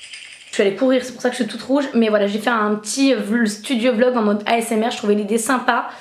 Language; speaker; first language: French; native; French